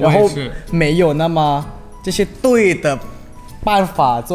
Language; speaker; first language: Chinese; non-native, learner; Thai